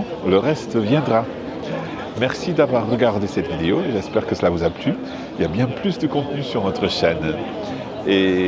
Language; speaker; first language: French; non-native, fluent; English